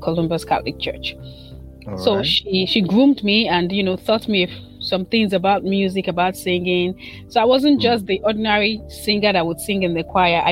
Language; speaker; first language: English; non-native, local second language; Igbo